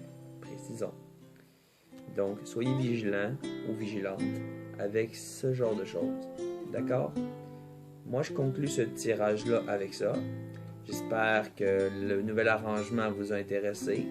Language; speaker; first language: French; native; French